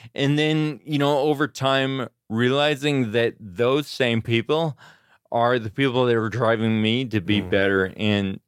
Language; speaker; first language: English; native; English